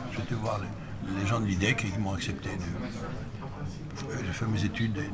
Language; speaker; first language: French; non-native, fluent; Greek